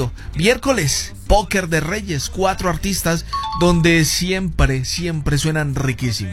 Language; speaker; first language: Spanish; native; Spanish